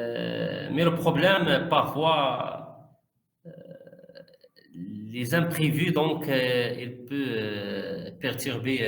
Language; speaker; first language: French; non-native, learner; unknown